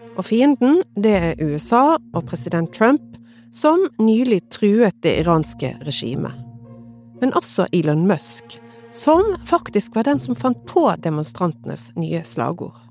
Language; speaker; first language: Norwegian; native; Norwegian